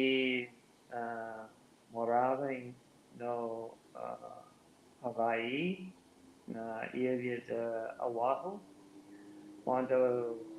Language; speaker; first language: Portuguese; non-native, learner; English